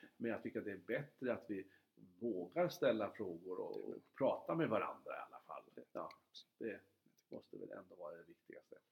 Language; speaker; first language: Swedish; native; Swedish